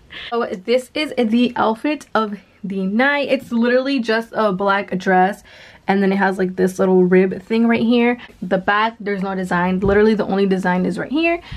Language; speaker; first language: English; early bilingual, other home language; Spanish